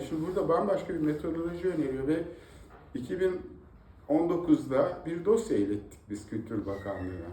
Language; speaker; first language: Turkish; native; Turkish